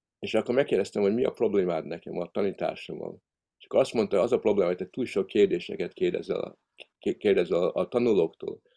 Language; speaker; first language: Hungarian; early bilingual, heritage; Hungarian